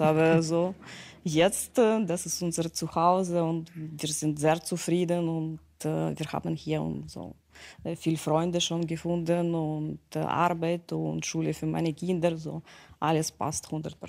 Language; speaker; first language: German; non-native, learner; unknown